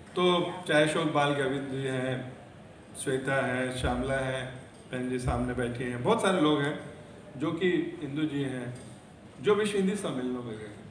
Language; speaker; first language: Hindi; native; Hindi